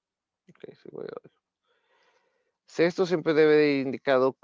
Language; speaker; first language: Spanish; native; Spanish